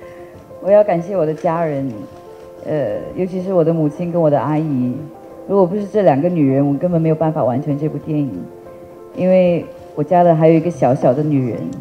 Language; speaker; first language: Chinese; non-native, local second language; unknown